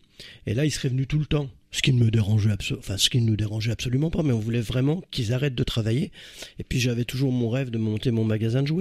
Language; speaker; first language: French; native; French